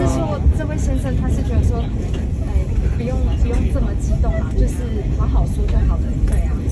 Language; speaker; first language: Chinese; native; Chinese